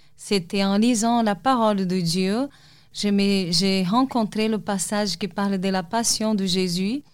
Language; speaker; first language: French; non-native, fluent; Portuguese